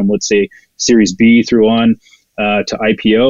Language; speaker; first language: English; native; English